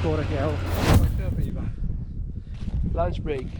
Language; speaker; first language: Italian; native; Italian